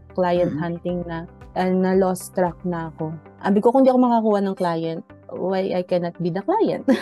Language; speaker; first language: Filipino; native; Filipino